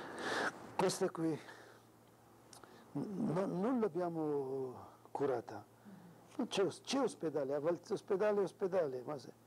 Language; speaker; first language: Italian; non-native, local second language; Arabic